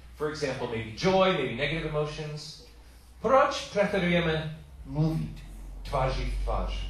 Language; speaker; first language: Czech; non-native, learner; English